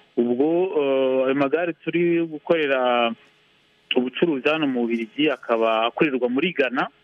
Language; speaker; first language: Kinyarwanda; early bilingual, heritage; Kinyarwanda